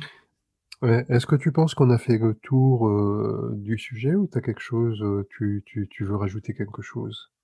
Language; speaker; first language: French; native; French